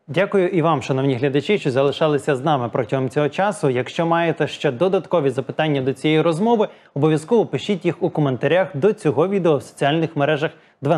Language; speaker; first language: Ukrainian; native; Ukrainian